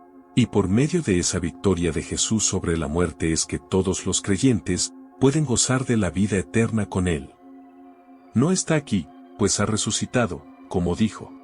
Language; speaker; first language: Spanish; native; Spanish